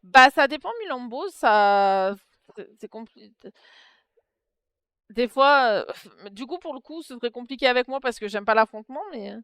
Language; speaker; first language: French; native; French